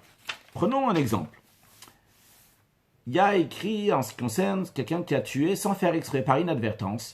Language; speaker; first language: French; native; French